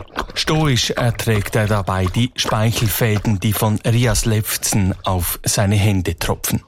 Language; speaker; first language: German; native; German